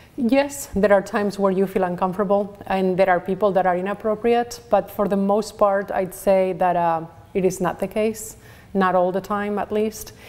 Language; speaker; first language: English; non-native, fluent; Spanish